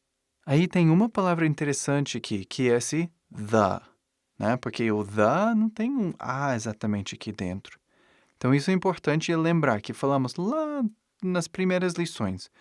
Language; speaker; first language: Portuguese; non-native, fluent; English